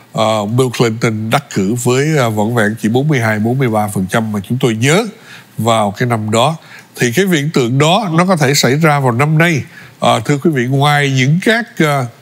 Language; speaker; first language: Vietnamese; early bilingual, other home language; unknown